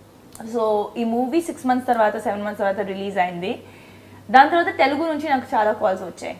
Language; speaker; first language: Telugu; non-native, local second language; Hindi